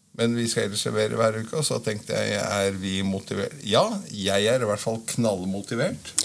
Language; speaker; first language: Norwegian; native; Norwegian